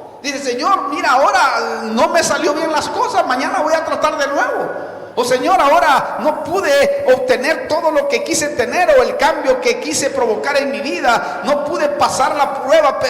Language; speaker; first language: Spanish; native; Spanish